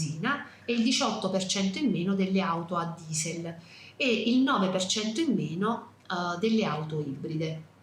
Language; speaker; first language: Italian; native; Italian